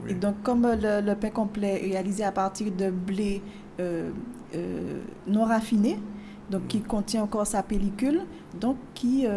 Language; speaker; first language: French; native; French